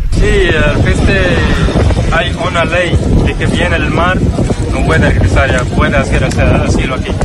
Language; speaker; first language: Spanish; non-native, learner; Arabic